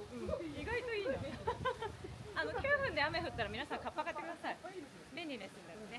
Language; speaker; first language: Japanese; native; Japanese